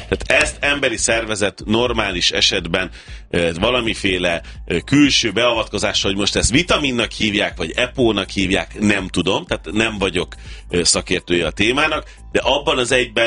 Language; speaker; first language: Hungarian; native; Hungarian